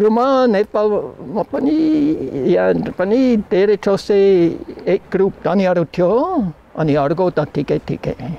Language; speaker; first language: Nepali; non-native, learner; German